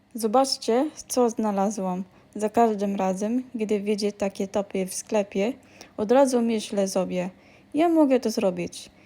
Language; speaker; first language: Polish; non-native, learner; Filipino